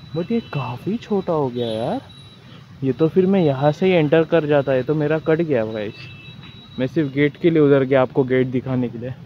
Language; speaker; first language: Hindi; non-native, local second language; Marathi